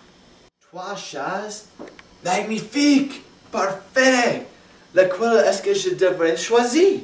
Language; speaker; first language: French; non-native, learner; English